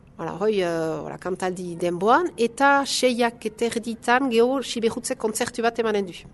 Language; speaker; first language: Basque; native; Basque